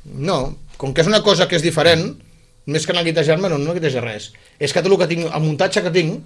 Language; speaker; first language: Catalan; native; Catalan